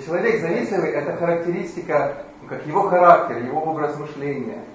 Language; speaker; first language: Polish; non-native, learner; Russian